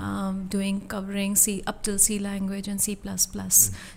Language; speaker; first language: English; non-native, local second language; Hindi